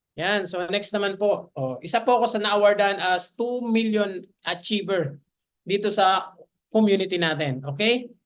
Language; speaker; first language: Filipino; native; Filipino